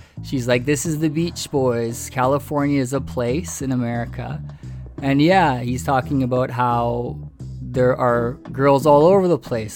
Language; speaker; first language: English; native; English